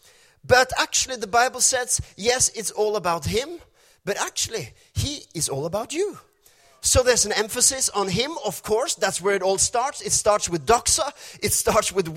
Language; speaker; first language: English; non-native, fluent; Norwegian